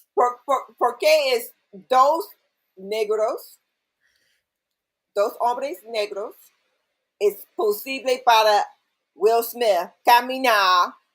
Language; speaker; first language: Spanish; non-native, learner; English